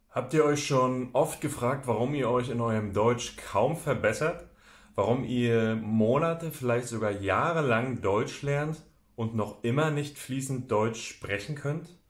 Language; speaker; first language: German; native; German